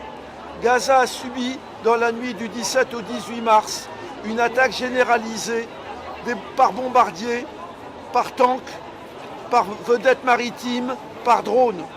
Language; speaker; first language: French; native; French